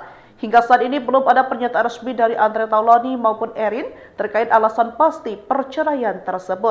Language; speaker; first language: Indonesian; native; Indonesian